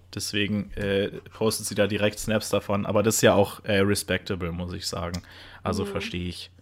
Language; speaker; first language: German; native; German